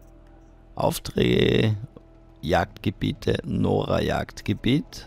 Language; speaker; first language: German; native; German